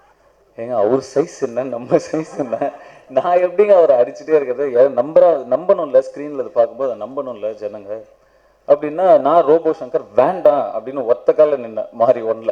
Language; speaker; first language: Tamil; native; Tamil